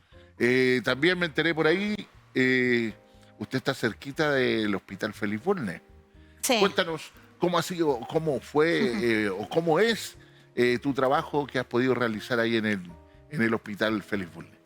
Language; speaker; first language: Spanish; native; Spanish